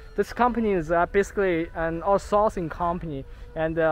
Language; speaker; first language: English; non-native, fluent; Chinese